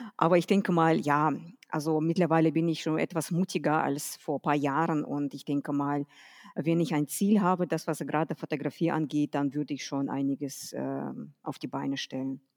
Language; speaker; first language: German; non-native, fluent; Russian